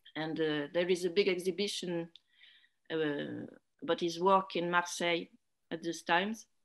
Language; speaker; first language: English; non-native, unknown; French